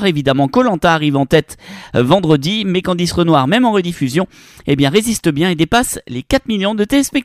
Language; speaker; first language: French; native; French